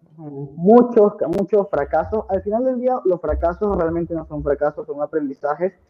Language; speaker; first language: Spanish; native; Spanish